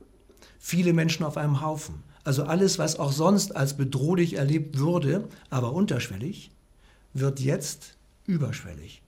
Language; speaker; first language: German; native; German